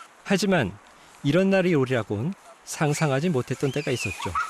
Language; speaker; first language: Korean; native; Korean